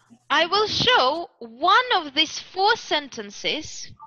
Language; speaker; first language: English; non-native, fluent; Russian